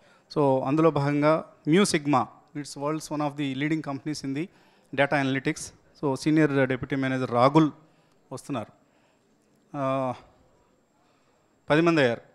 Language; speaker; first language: Telugu; native; Telugu